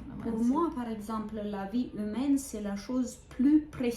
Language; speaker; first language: French; non-native, fluent; Ukrainian